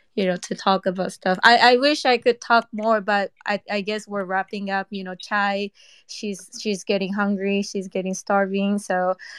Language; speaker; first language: English; non-native, fluent; Japanese